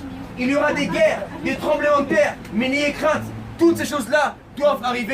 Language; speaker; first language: French; native; French